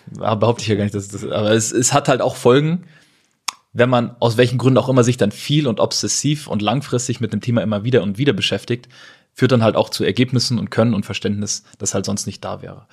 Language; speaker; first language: German; native; German